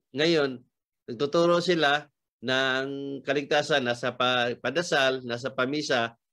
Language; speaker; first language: Filipino; native; Filipino